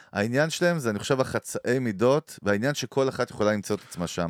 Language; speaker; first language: Hebrew; native; Hebrew